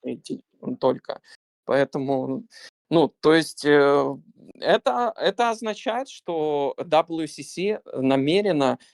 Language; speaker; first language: Russian; native; Russian